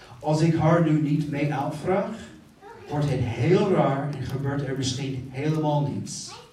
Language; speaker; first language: Dutch; non-native, fluent; English